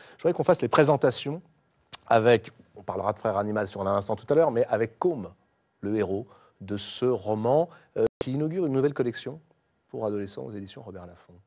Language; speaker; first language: French; native; French